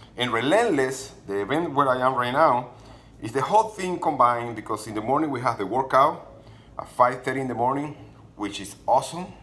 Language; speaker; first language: English; non-native, fluent; Spanish